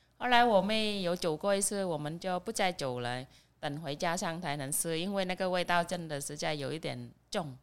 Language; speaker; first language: Chinese; non-native, fluent; Vietnamese